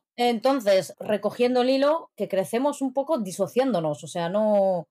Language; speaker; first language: Spanish; native; Spanish